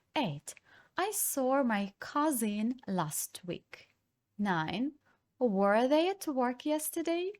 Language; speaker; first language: English; non-native, fluent; Ukrainian